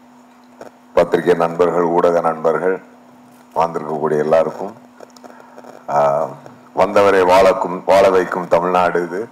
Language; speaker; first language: Tamil; native; Tamil